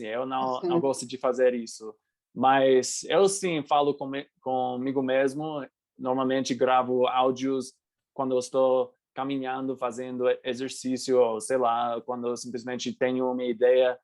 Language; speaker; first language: Portuguese; non-native, fluent; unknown